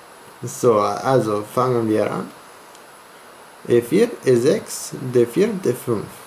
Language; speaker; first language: German; non-native, fluent; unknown